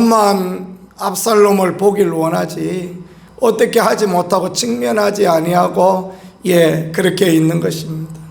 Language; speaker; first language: Korean; native; Korean